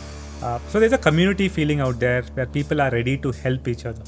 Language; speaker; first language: English; non-native, local second language; Tamil